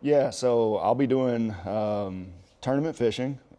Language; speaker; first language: English; native; English